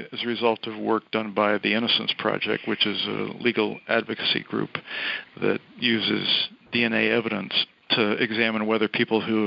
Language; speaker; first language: English; native; English